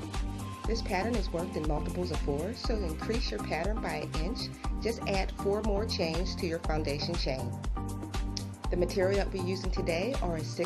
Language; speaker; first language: English; native; English